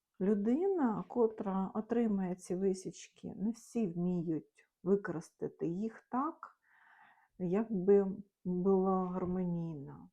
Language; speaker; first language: Ukrainian; non-native, local second language; Russian